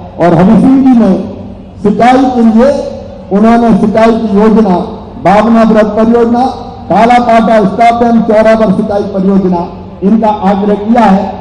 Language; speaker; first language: Hindi; native; Hindi